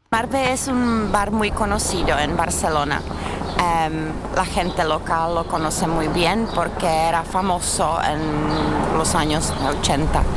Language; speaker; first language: Spanish; non-native, learner; Czech